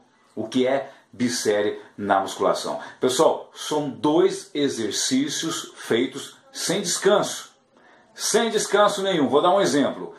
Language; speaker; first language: Portuguese; native; Portuguese